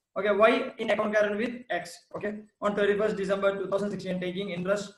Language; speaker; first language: English; non-native, local second language; Malayalam